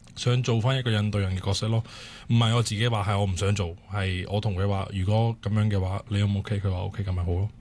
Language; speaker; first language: Cantonese; early bilingual, other home language; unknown